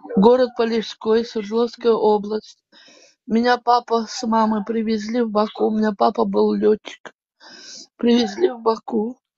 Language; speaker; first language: Russian; native; Russian